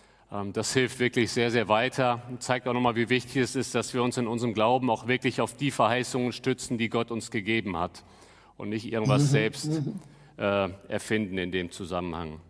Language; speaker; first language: German; native; German